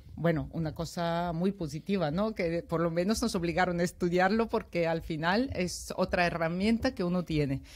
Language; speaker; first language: Spanish; non-native, fluent; Bulgarian